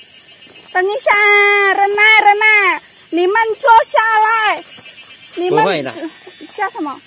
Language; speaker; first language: Chinese; non-native, learner; Indonesian